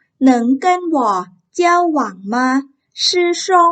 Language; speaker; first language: Chinese; non-native, fluent; Thai